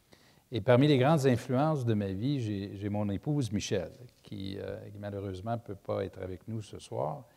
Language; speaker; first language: French; native; French